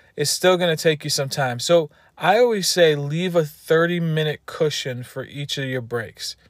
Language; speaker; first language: English; native; English